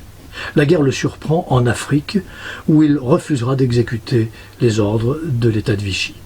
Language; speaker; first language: French; native; French